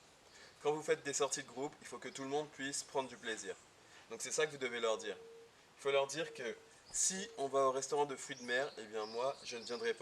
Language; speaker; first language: French; native; French